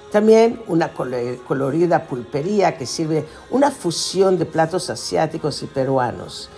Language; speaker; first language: Spanish; native; Spanish